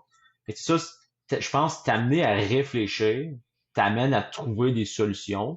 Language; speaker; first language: French; native; French